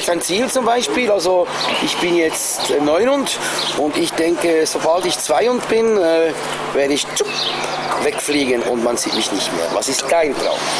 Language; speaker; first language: German; native; German